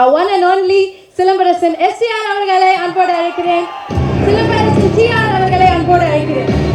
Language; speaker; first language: Tamil; native; Tamil